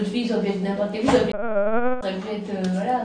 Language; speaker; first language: French; native; French